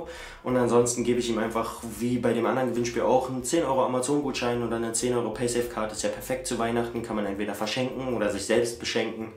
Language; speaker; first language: German; native; German